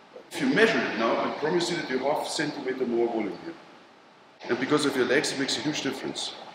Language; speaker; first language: English; non-native, learner; German